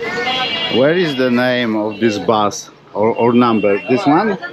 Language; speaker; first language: English; non-native, learner; Polish